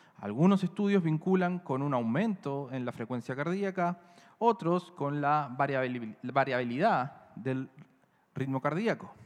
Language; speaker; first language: Spanish; native; Spanish